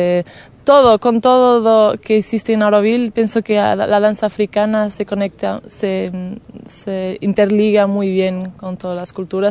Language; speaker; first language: Spanish; non-native, fluent; Portuguese